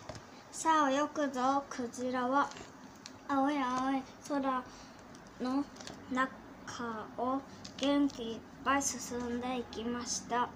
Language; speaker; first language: Japanese; early bilingual, heritage; Korean